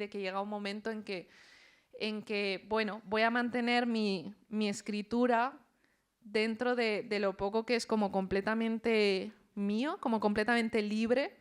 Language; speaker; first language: Spanish; early bilingual, other home language; Chinese